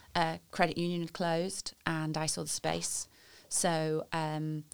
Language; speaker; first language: English; native; English